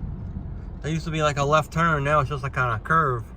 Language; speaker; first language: English; native; English